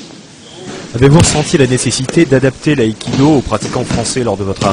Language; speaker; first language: French; native; French